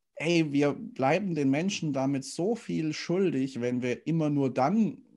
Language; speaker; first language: German; native; German